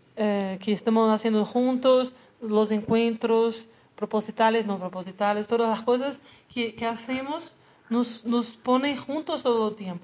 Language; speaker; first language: Spanish; non-native, learner; Portuguese